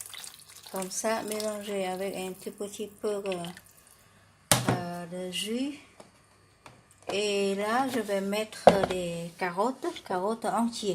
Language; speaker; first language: French; non-native, fluent; Vietnamese